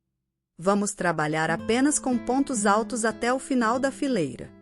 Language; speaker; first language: Portuguese; native; Portuguese